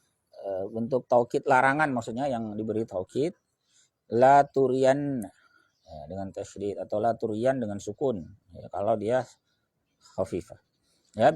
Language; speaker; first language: Indonesian; native; Indonesian